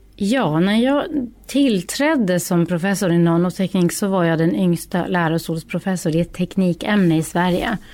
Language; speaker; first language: Swedish; non-native, fluent; Norwegian